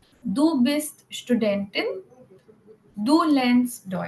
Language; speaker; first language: German; non-native, fluent; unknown